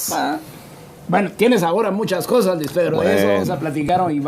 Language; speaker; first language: Spanish; native; Spanish